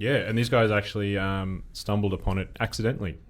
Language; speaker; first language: English; native; English